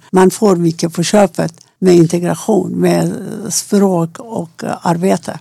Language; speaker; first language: Swedish; non-native, fluent; Persian